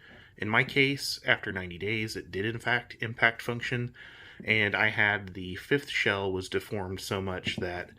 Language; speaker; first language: English; native; English